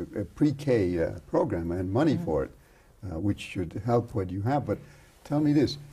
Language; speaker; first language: English; early bilingual, other home language; Spanish